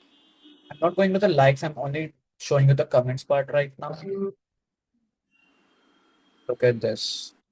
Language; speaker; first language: English; non-native, local second language; Hindi